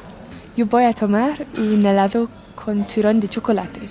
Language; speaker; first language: Spanish; non-native, fluent; English